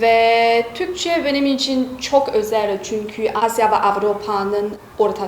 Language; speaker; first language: Turkish; non-native, learner; Chinese